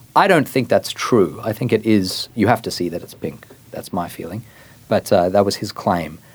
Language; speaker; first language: English; native; English